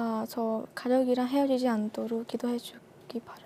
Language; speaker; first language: Korean; non-native, learner; Burmese